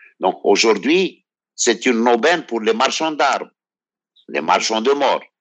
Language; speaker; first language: French; non-native, local second language; Arabic